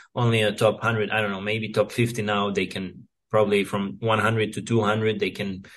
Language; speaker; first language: English; non-native, fluent; Serbian